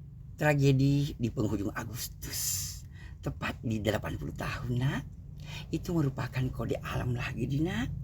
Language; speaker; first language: Indonesian; non-native, local second language; Buginese